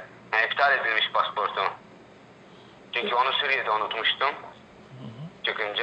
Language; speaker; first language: Turkish; early bilingual, heritage; Turkish